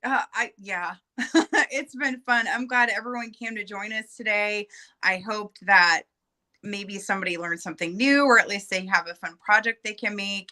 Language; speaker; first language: English; native; English